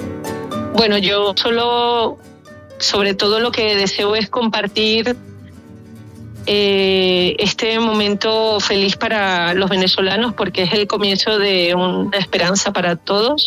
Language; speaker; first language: Spanish; native; Spanish